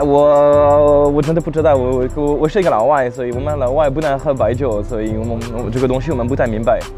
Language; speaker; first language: Chinese; non-native, learner; French